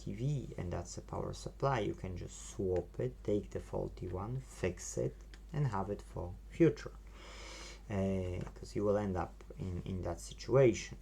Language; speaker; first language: English; non-native, fluent; Polish